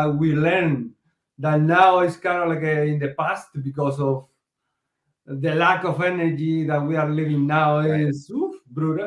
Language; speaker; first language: English; non-native, learner; Spanish